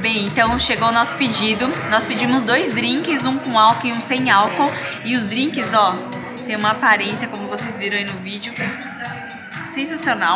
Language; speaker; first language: Portuguese; native; Portuguese